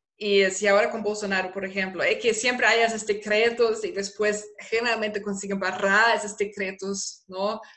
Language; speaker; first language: Spanish; non-native, fluent; German